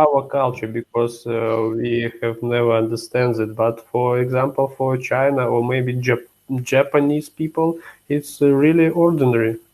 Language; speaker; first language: English; non-native, learner; Russian